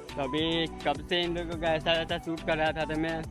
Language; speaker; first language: Hindi; non-native, local second language; Gujarati